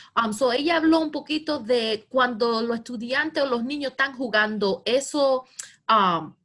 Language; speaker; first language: Spanish; early bilingual, heritage; Spanish